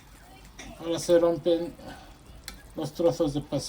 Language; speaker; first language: Spanish; non-native, fluent; Bangla